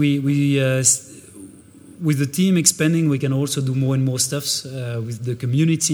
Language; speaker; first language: English; non-native, fluent; French